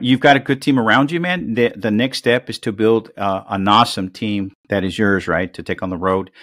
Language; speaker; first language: English; early bilingual, other home language; Spanish